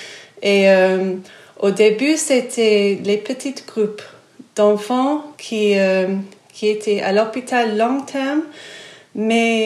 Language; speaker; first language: French; non-native, fluent; English